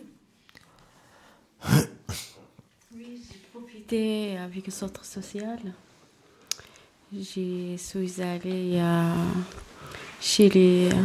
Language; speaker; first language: French; non-native, learner; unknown